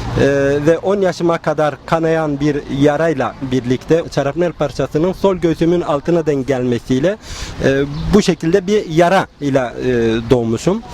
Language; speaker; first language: Turkish; non-native, local second language; Arabic